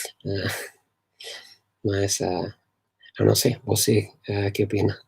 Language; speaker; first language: Portuguese; non-native, fluent; English